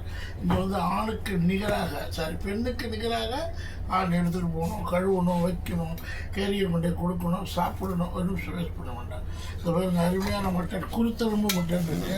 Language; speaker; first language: Tamil; native; Tamil